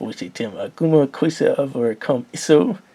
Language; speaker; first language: Portuguese; non-native, learner; English